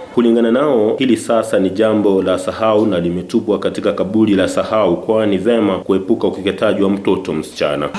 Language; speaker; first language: Swahili; non-native, local second language; Gusii